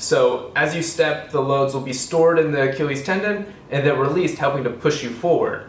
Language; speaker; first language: English; native; English